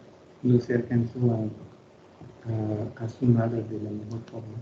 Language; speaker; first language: Spanish; native; Spanish